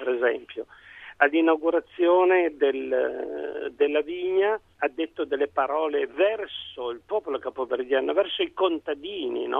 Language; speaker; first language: Italian; native; Italian